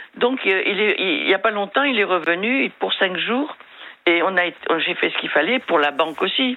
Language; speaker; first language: French; non-native, local second language; Malagasy